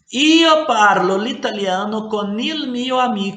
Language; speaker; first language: Italian; non-native, fluent; Portuguese